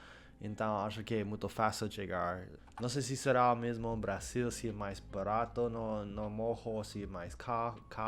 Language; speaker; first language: Portuguese; non-native, learner; English